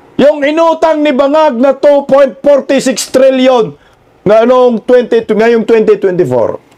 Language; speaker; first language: Filipino; non-native, local second language; Cebuano